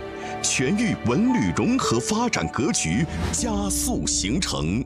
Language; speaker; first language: Chinese; native; Chinese